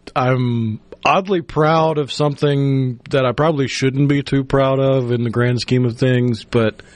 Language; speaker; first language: English; native; English